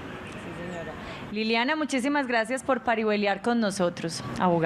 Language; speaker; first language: Spanish; native; Spanish